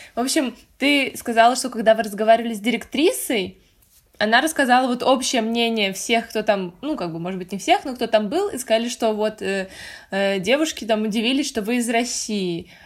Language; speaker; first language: Russian; native; Russian